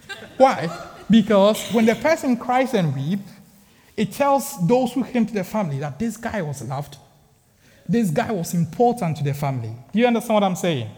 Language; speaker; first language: English; non-native, local second language; Akan